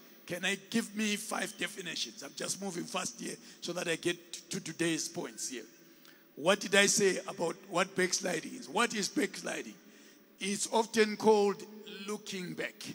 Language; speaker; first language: English; non-native, local second language; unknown